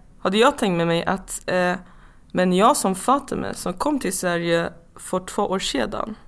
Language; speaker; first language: Swedish; non-native, fluent; Persian